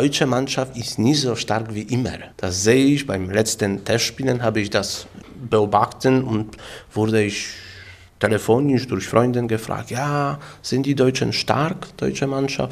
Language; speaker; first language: German; non-native, learner; Polish